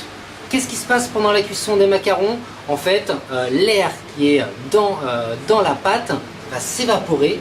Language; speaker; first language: French; native; French